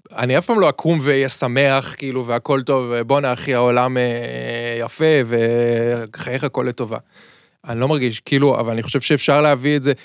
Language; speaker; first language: Hebrew; native; Hebrew